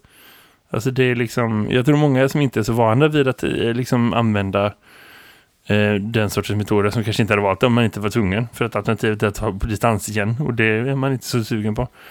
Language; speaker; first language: Swedish; native; Swedish